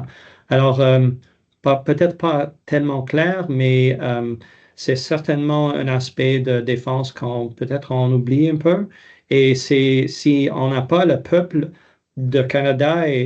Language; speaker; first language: French; non-native, local second language; English